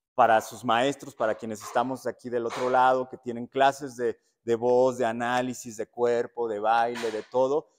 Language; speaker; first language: Spanish; native; Spanish